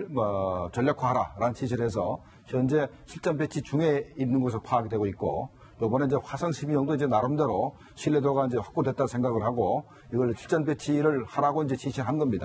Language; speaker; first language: Korean; native; Korean